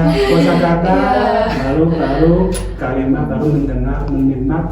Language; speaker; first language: Indonesian; non-native, fluent; Chinese